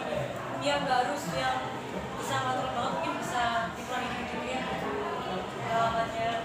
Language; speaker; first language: Indonesian; native; Indonesian